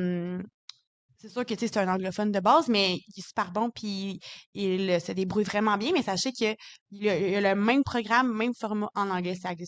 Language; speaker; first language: French; native; French